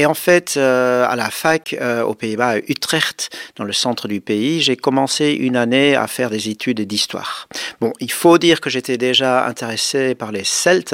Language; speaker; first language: French; non-native, fluent; Dutch